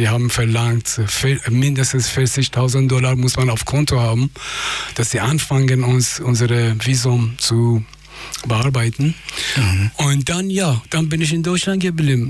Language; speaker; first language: German; non-native, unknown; Persian